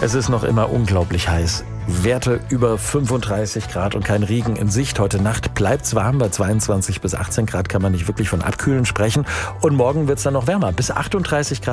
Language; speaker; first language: German; native; German